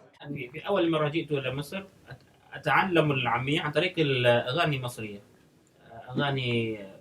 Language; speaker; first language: Arabic; non-native, fluent; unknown